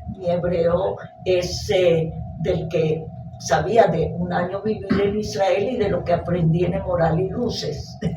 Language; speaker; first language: Spanish; early bilingual, other home language; Hebrew